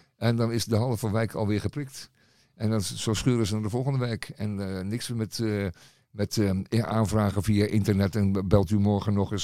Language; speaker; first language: Dutch; native; Dutch